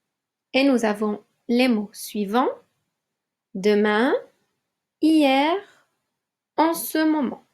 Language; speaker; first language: French; non-native, local second language; Arabic